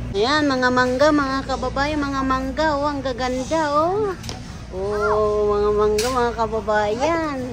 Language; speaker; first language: Filipino; non-native, local second language; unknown